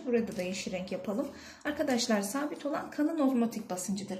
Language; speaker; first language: Turkish; native; Turkish